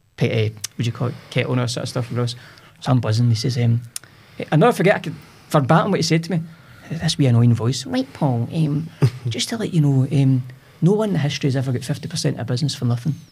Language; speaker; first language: English; native; English